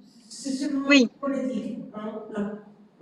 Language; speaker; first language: French; non-native, learner; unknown